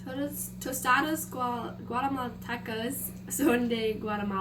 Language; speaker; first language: Spanish; non-native, learner; English